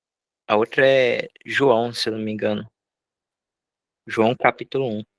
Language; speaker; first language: Portuguese; native; Portuguese